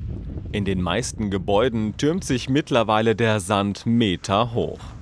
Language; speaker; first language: German; native; German